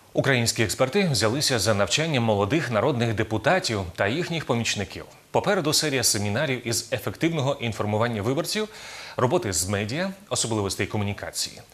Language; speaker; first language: Ukrainian; native; Ukrainian